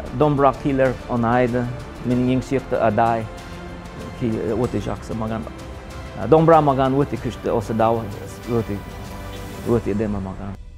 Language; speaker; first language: Kazakh; non-native, learner; English